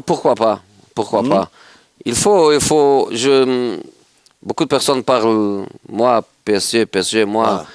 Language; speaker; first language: French; non-native, fluent; Portuguese